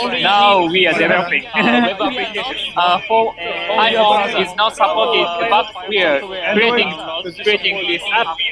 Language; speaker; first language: English; non-native, learner; Japanese